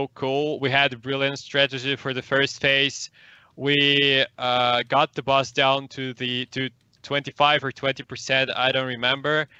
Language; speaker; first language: English; non-native, fluent; Russian